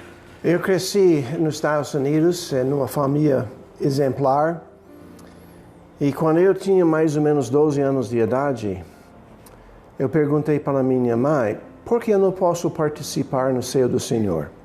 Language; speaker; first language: Portuguese; non-native, fluent; English